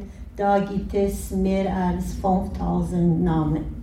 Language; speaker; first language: German; non-native, fluent; Persian